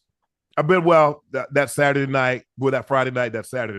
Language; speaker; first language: English; native; English